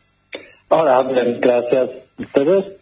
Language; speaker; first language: Spanish; non-native, learner; Polish